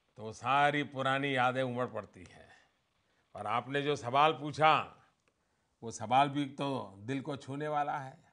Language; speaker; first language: Hindi; non-native, local second language; Gujarati